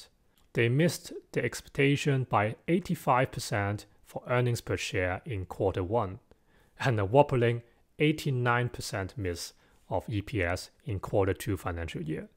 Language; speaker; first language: English; non-native, local second language; Cantonese